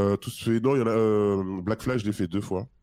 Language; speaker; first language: French; native; French